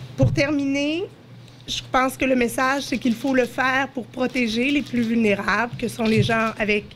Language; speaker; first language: French; native; French